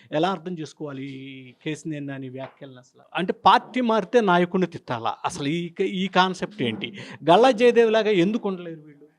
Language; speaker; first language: Telugu; native; Telugu